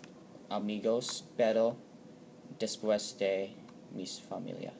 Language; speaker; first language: Spanish; non-native, learner; English